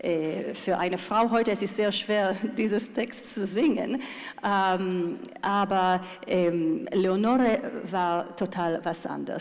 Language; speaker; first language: German; non-native, fluent; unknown